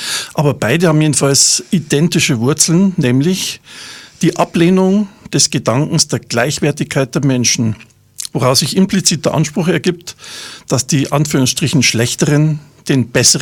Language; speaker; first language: German; native; German